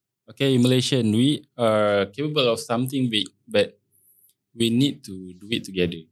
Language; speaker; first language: English; non-native, local second language; Malay